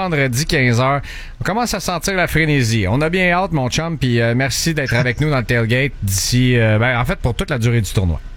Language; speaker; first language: French; native; French